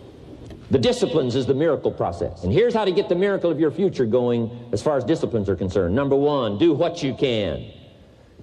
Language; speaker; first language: English; native; English